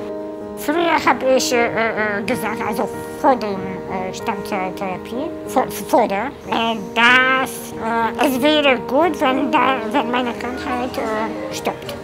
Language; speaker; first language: German; non-native, fluent; Polish